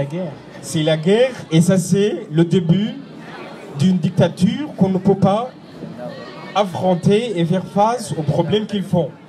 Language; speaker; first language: French; non-native, fluent; Arabic